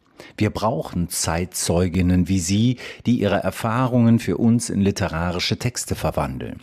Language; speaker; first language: German; native; German